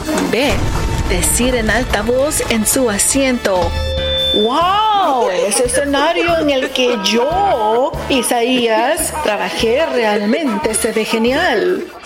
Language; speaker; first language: Spanish; native; Spanish